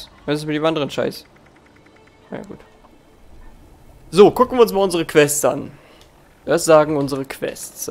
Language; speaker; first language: German; native; German